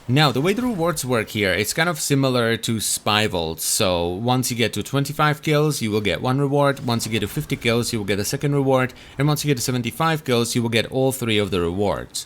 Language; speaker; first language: English; non-native, fluent; Czech